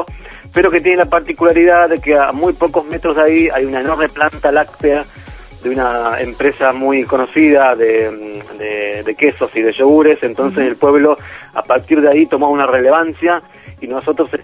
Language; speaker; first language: Spanish; native; Spanish